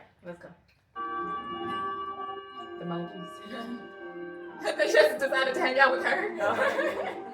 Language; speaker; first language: English; native; English